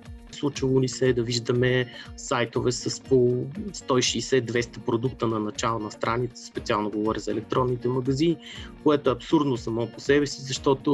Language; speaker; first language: Bulgarian; native; Bulgarian